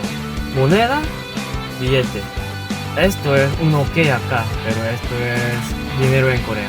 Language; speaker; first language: Spanish; non-native, learner; Korean